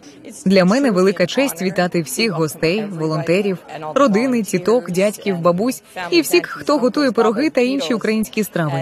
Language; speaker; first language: Ukrainian; early bilingual, heritage; Ukrainian